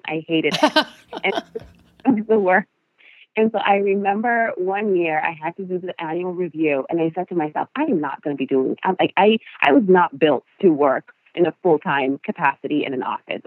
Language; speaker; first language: English; non-native, fluent; Spanish